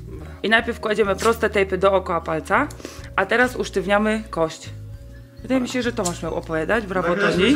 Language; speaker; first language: Polish; native; Polish